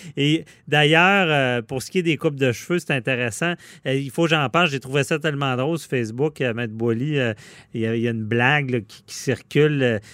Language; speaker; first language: French; native; French